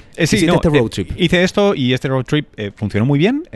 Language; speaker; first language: Spanish; native; Spanish